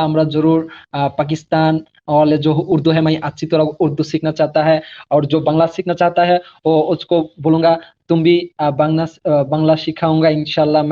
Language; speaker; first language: Hindi; non-native, learner; Bangla